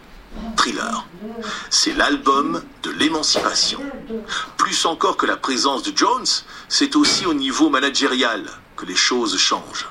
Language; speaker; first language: French; native; French